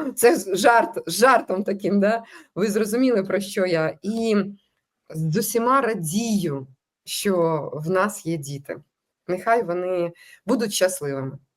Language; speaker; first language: Ukrainian; non-native, local second language; Russian